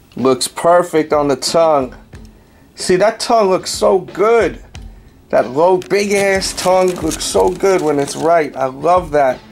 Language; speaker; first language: English; native; English